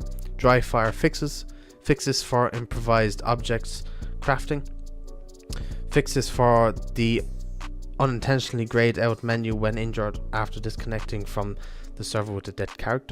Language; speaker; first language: English; native; English